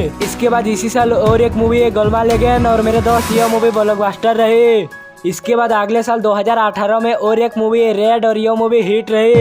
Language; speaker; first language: Hindi; non-native, local second language; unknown